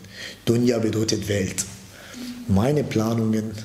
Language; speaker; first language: German; early bilingual, other home language; Turkish